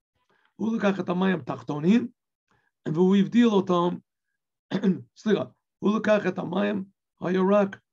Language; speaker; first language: Hebrew; non-native, fluent; English